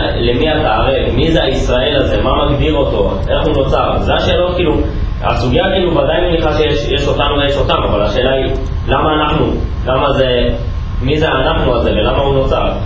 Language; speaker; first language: Hebrew; native; Hebrew